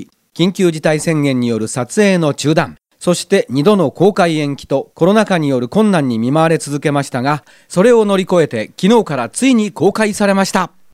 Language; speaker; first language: Japanese; native; Japanese